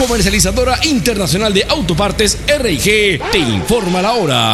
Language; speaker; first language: Spanish; native; Spanish